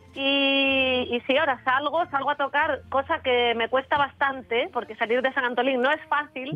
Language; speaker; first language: Spanish; native; Spanish